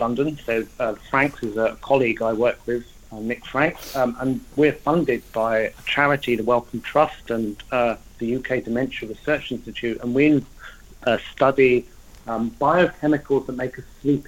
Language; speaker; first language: English; native; English